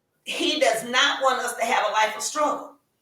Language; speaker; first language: English; native; English